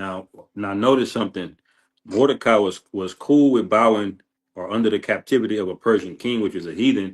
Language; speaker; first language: English; native; English